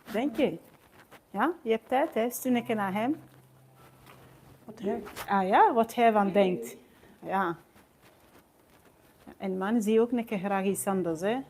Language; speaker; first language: Dutch; non-native, learner; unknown